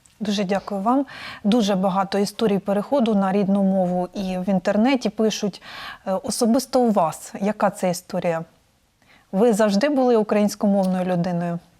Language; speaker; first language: Ukrainian; native; Ukrainian